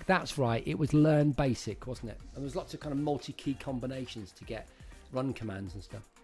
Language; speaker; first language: English; native; English